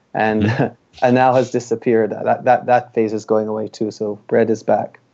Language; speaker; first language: English; early bilingual, other home language; Hebrew